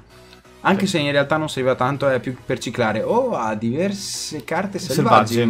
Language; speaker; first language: Italian; native; Italian